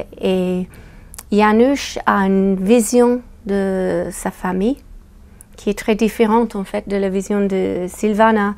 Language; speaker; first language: French; non-native, fluent; English